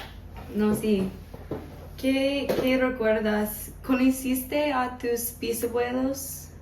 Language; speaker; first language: Spanish; non-native, learner; English